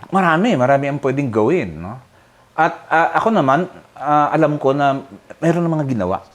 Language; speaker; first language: Filipino; non-native, local second language; Bikol